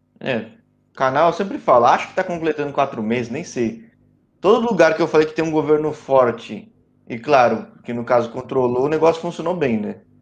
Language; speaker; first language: Portuguese; native; Portuguese